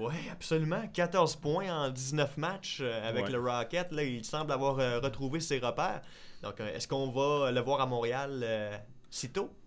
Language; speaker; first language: French; native; French